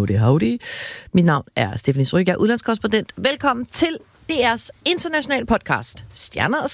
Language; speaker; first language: Danish; native; Danish